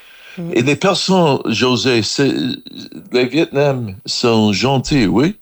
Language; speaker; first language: French; non-native, learner; English